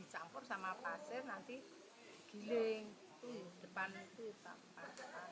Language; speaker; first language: Indonesian; non-native, local second language; Javanese